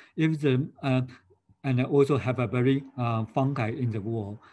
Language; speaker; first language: English; non-native, fluent; Chinese